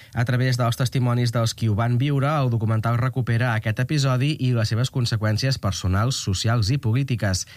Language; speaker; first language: Catalan; native; Catalan